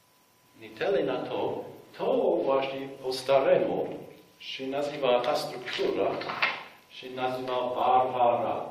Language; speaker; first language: Polish; non-native, fluent; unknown